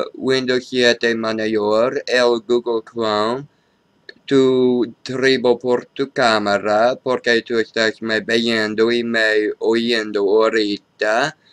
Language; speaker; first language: Spanish; non-native, learner; English